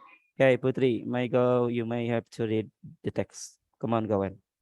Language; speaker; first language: English; non-native, learner; Indonesian